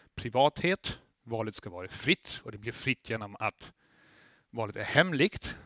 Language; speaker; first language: Swedish; non-native, fluent; German